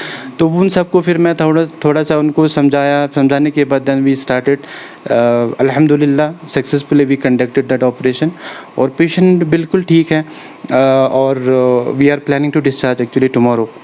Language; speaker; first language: Hindi; non-native, local second language; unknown